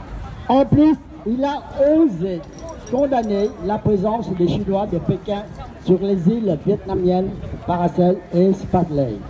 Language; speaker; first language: French; non-native, fluent; Vietnamese